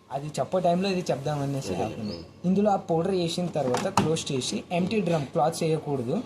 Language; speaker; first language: Telugu; non-native, local second language; Kannada